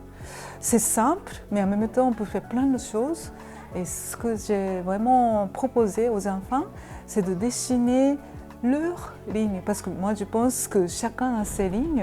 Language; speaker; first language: French; non-native, fluent; Japanese